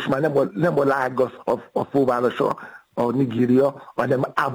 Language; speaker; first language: Hungarian; non-native, fluent; Yoruba